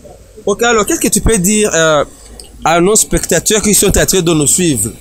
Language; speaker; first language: French; non-native, local second language; Rundi